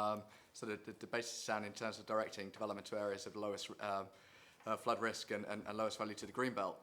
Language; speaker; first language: English; native; English